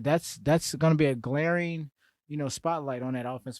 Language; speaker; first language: English; native; English